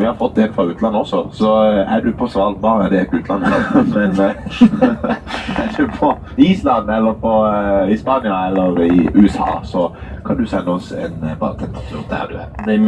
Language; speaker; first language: Norwegian; native; Norwegian